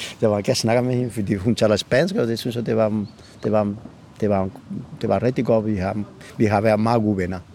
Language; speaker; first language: Danish; non-native, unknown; Spanish